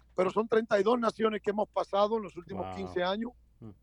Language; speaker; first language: Spanish; native; Spanish